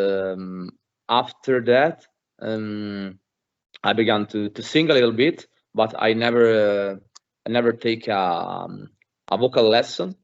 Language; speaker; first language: English; non-native, fluent; Italian